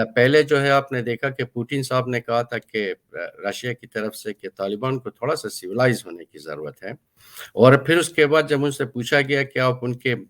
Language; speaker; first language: Hindi; non-native, fluent; Persian